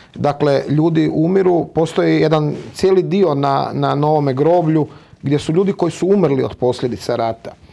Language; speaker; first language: Croatian; native; Croatian